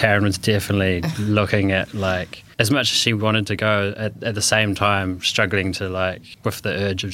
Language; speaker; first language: English; native; English